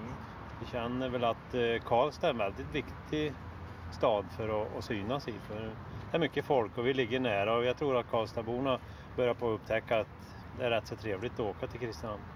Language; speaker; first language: Swedish; native; Swedish